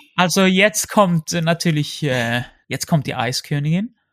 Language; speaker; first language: German; non-native, fluent; Swedish